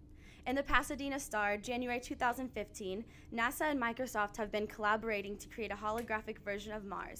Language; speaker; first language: English; native; English